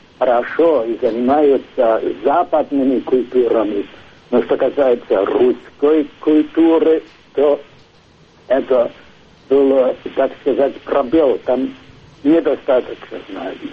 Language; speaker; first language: Russian; non-native, fluent; German